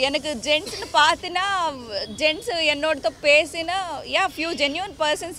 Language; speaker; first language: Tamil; non-native, learner; Telugu